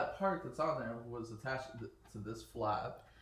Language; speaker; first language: English; native; English